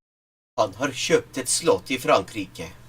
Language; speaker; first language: Swedish; non-native, learner; English